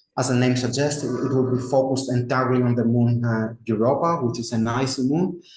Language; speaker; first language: English; non-native, fluent; Greek